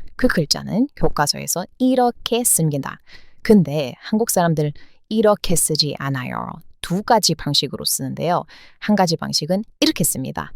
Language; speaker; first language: Korean; non-native, fluent; English